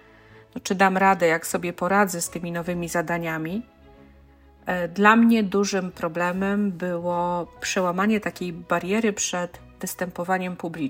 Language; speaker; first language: Polish; native; Polish